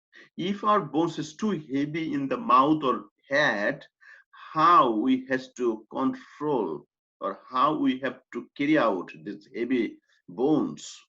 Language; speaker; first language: English; non-native, fluent; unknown